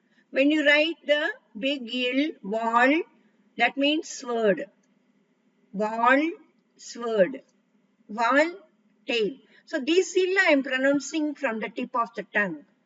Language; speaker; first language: English; non-native, local second language; Tamil